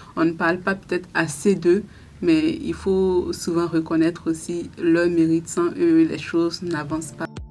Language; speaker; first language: French; non-native, local second language; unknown